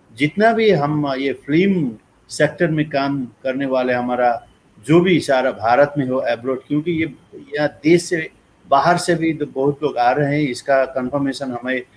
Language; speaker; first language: Hindi; non-native, local second language; Nepali